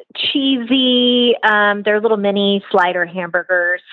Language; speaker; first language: English; native; English